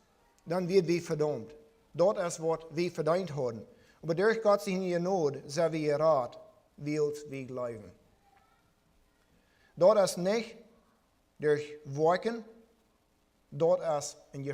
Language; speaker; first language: German; non-native, learner; Plautdietsch